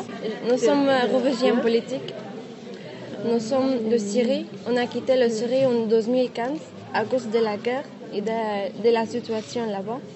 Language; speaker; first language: French; non-native, learner; Arabic